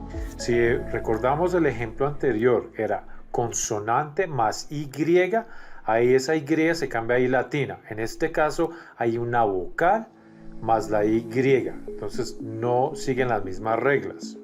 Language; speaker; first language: Spanish; non-native, fluent; English